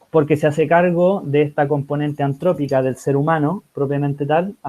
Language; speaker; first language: Spanish; native; Spanish